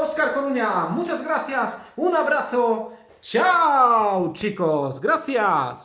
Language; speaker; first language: Spanish; non-native, fluent; Polish